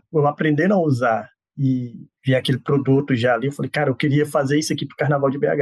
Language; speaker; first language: Portuguese; native; Portuguese